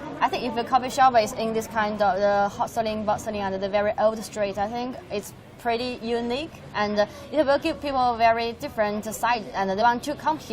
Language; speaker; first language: English; non-native, fluent; Chinese